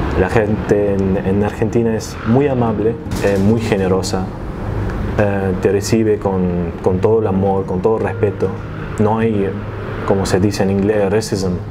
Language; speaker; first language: Spanish; non-native, fluent; Arabic